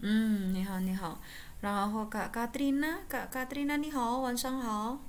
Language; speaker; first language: Chinese; non-native, fluent; Indonesian